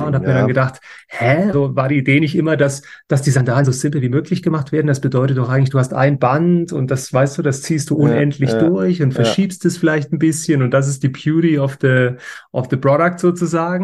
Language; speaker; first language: German; native; German